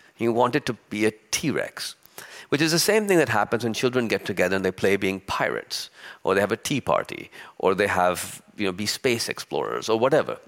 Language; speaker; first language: English; early bilingual, other home language; Urdu